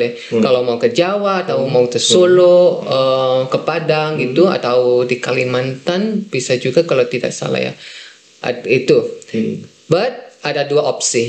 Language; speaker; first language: Indonesian; non-native, fluent; Dutch